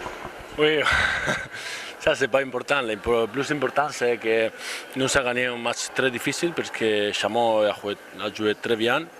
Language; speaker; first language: French; non-native, fluent; Spanish